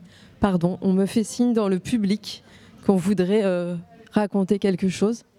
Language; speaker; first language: French; native; French